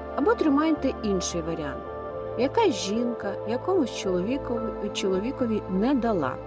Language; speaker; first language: Ukrainian; native; Ukrainian